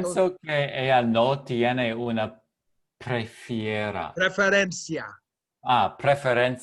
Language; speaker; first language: Spanish; non-native, learner; English